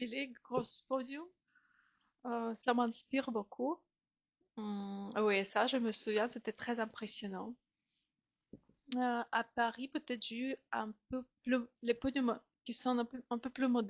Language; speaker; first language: French; non-native, fluent; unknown